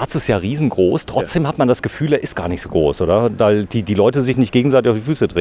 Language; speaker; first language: German; native; German